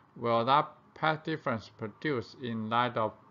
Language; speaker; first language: English; non-native, fluent; Chinese